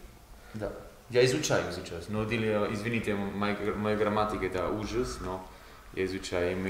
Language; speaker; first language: Russian; non-native, learner; German